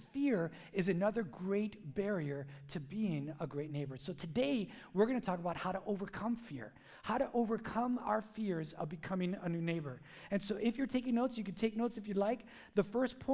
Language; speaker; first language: English; native; English